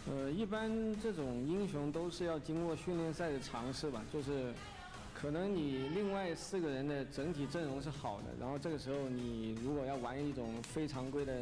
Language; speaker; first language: Chinese; native; Chinese